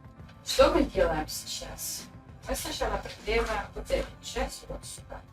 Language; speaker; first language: Russian; native; Russian